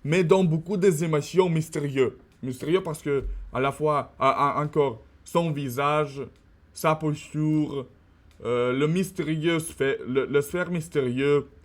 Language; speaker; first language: French; non-native, learner; Russian